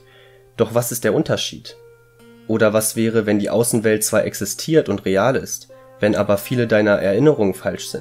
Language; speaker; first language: German; native; German